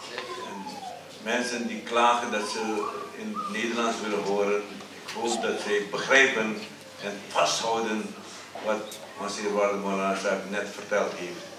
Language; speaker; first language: Dutch; early bilingual, other home language; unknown